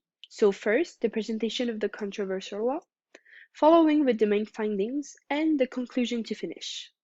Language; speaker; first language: English; non-native, local second language; French